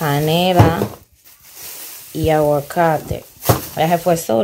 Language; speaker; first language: Spanish; native; Spanish